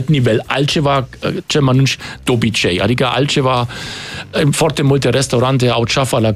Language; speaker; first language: Romanian; non-native, fluent; German